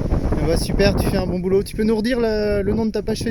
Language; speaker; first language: French; native; French